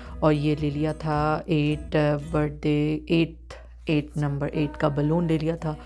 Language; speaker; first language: Urdu; native; Urdu